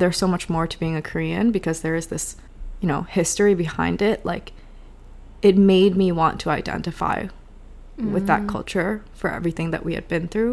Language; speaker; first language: English; native; English